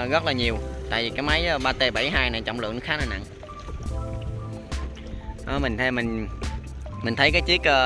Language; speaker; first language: Vietnamese; native; Vietnamese